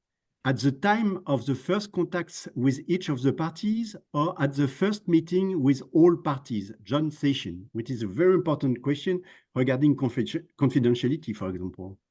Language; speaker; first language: English; non-native, fluent; French